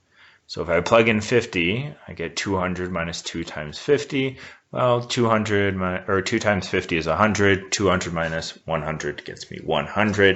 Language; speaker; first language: English; native; English